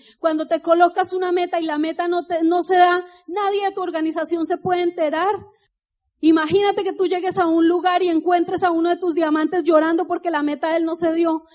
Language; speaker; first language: Spanish; native; Spanish